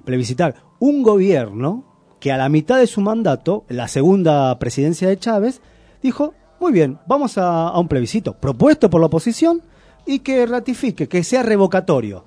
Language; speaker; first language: Spanish; native; Spanish